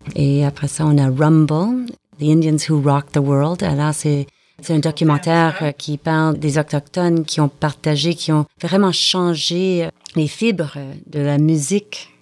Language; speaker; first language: French; native; French